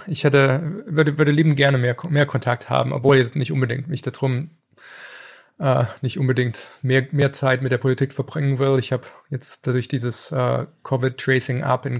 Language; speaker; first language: German; native; German